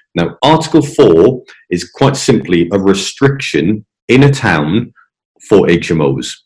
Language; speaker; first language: English; native; English